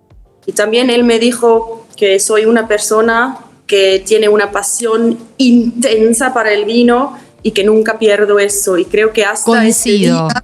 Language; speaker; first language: Spanish; non-native, fluent; German